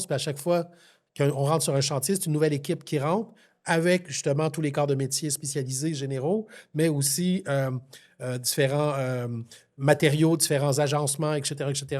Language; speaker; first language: French; native; French